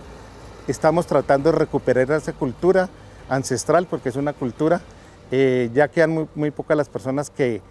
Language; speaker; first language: Spanish; native; Spanish